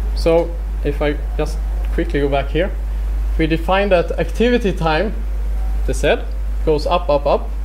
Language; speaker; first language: English; non-native, fluent; Swedish